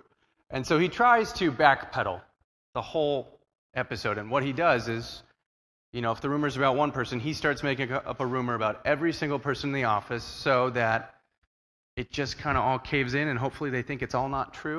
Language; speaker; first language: English; native; English